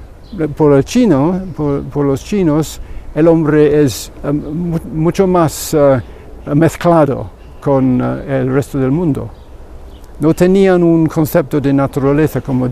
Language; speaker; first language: Spanish; non-native, fluent; English